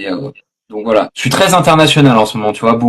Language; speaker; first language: French; native; French